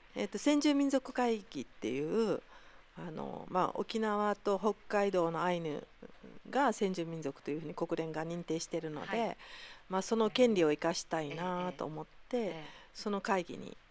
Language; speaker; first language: Japanese; native; Japanese